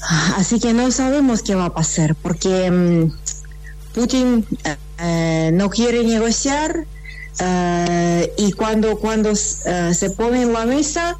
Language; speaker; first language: Spanish; non-native, fluent; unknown